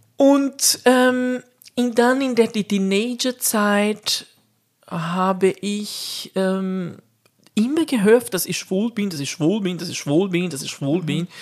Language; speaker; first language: German; non-native, fluent; Portuguese